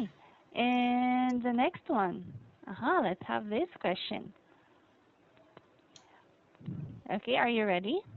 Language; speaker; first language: English; non-native, fluent; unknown